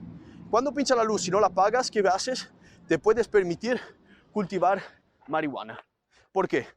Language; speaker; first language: Spanish; non-native, fluent; Italian